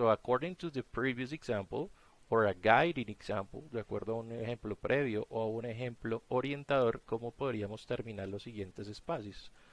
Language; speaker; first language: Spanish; native; Spanish